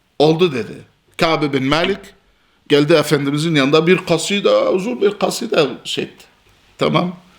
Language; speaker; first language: Turkish; non-native, fluent; Albanian